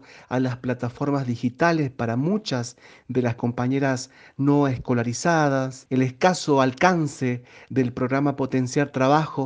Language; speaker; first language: Spanish; native; Spanish